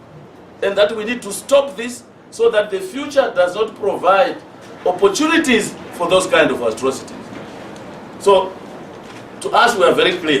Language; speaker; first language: English; non-native, local second language; Shona